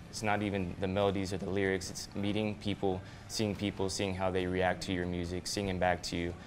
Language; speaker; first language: English; native; English